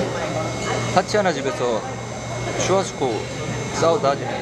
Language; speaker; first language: Portuguese; non-native, learner; Korean